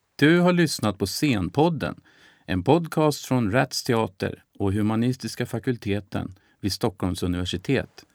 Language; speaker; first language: Swedish; non-native, fluent; Albanian